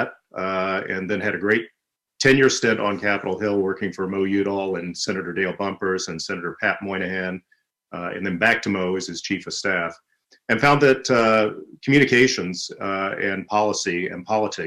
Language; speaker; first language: English; native; English